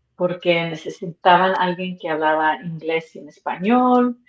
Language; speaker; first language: Spanish; early bilingual, heritage; Spanish